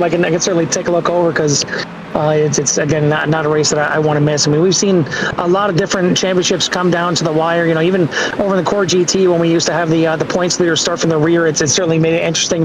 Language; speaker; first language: English; native; English